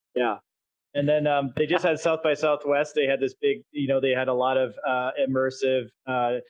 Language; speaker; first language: English; native; English